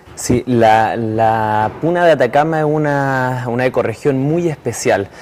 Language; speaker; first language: Spanish; native; Spanish